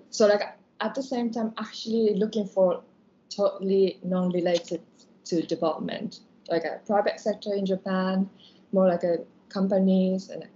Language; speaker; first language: English; non-native, fluent; Japanese